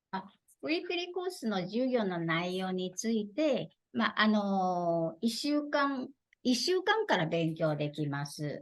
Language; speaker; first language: Japanese; non-native, fluent; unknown